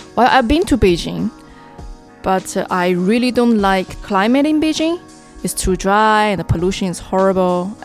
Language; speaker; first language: English; non-native, fluent; Chinese